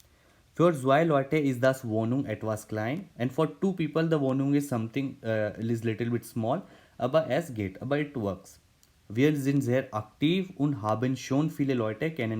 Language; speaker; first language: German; non-native, fluent; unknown